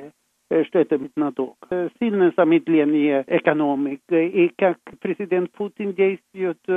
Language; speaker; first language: Russian; non-native, fluent; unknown